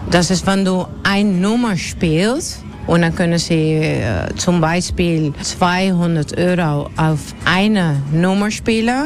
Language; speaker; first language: German; non-native, learner; Dutch